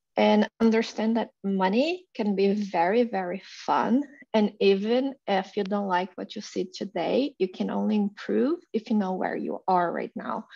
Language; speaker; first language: English; non-native, fluent; Portuguese